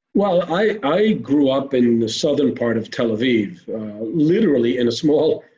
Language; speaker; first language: English; early bilingual, other home language; Hebrew